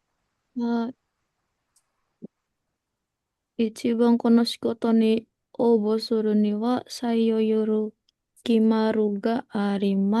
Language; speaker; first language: Japanese; non-native, learner; Indonesian